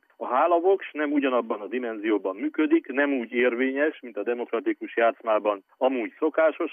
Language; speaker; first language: Hungarian; native; Hungarian